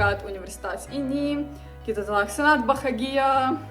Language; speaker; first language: Indonesian; non-native, learner; Ukrainian